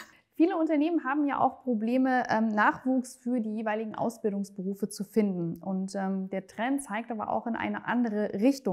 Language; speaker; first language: German; native; German